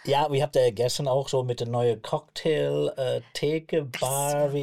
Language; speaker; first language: German; non-native, learner; English